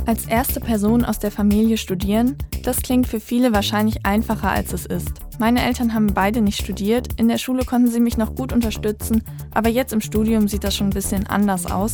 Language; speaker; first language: German; native; German